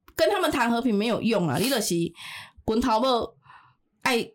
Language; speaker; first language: Chinese; non-native, local second language; Min Nan Chinese